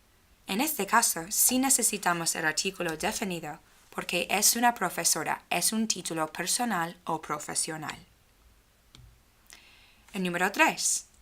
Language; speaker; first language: Spanish; non-native, fluent; English